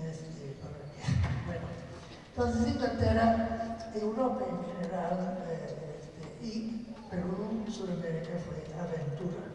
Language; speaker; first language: Spanish; non-native, fluent; English